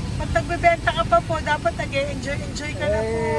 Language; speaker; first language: Filipino; native; Filipino